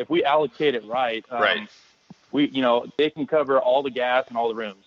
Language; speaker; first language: English; native; English